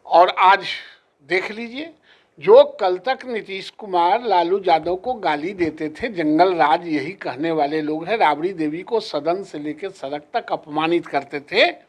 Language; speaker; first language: Hindi; native; Hindi